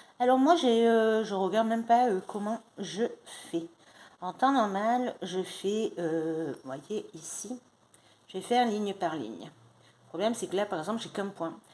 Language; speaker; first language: French; non-native, fluent; Spanish